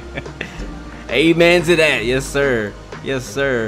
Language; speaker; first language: English; native; English